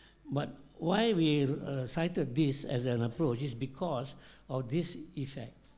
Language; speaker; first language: English; non-native, local second language; Malay